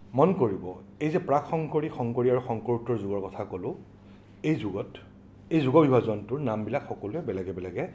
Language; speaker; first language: Assamese; native; Assamese